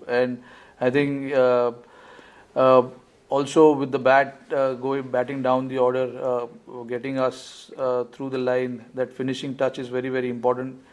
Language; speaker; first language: English; non-native, local second language; Marathi